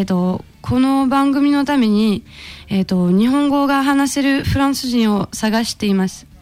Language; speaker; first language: Japanese; non-native, learner; French